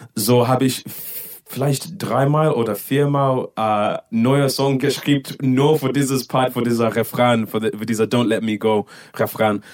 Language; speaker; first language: German; non-native, learner; English